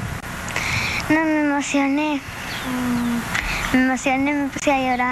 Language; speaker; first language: Spanish; native; Spanish